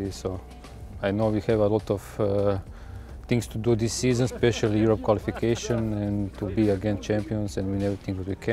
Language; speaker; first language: English; non-native, fluent; Croatian